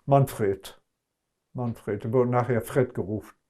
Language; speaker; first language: German; non-native, local second language; Luxembourgish